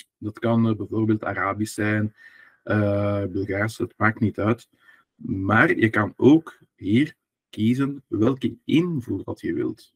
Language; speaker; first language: Dutch; native; Dutch